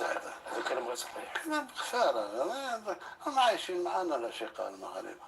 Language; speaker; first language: Arabic; native; Arabic